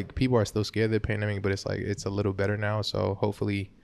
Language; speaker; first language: English; early bilingual, other home language; Haitian Creole